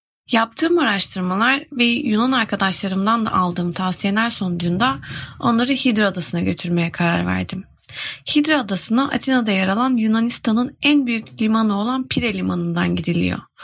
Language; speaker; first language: Turkish; native; Turkish